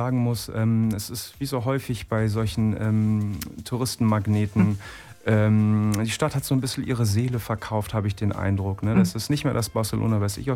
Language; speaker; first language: German; native; German